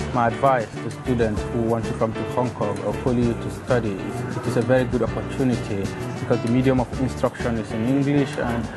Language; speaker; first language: English; non-native, local second language; Hausa